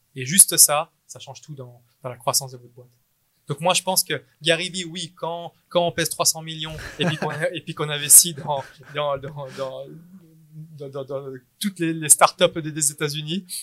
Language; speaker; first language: French; native; French